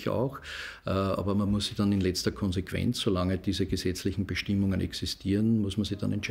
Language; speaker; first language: German; native; German